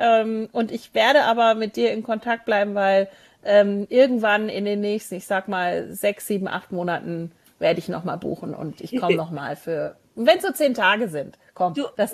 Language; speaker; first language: German; native; German